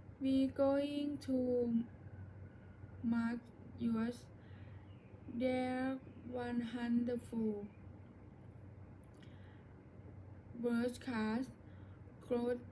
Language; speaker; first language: English; non-native, learner; Thai